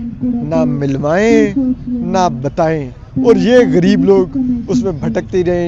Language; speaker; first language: Urdu; native; Urdu